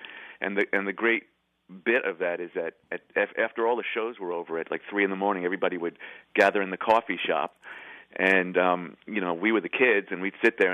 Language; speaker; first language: English; native; English